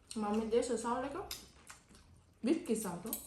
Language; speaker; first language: Dutch; non-native, learner; Thai